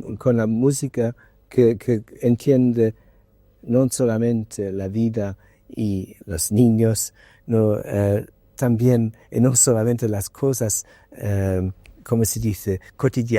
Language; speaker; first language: Spanish; non-native, learner; English